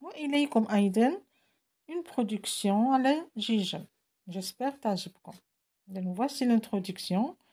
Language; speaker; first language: French; non-native, local second language; Arabic